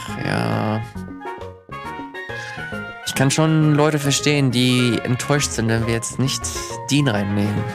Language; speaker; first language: German; native; German